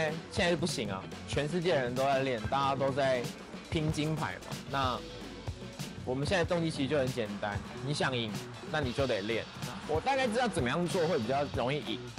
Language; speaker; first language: Chinese; native; Chinese